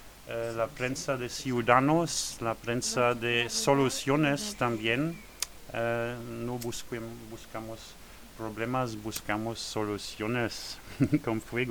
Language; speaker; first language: Spanish; non-native, learner; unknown